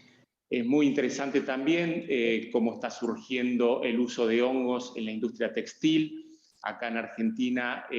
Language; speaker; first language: Spanish; native; Spanish